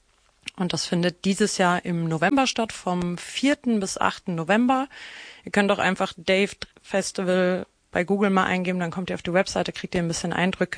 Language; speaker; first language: German; native; German